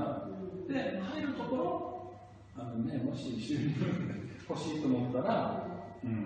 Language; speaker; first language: Japanese; non-native, fluent; English